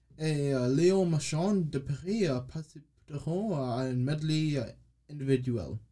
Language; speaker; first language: French; non-native, learner; English